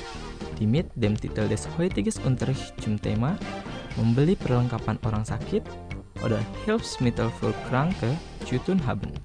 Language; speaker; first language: German; non-native, fluent; Indonesian